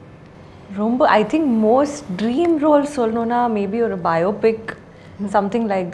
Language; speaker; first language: Tamil; non-native, learner; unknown